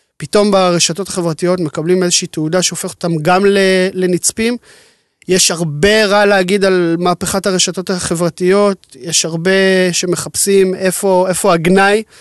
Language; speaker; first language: Hebrew; native; Hebrew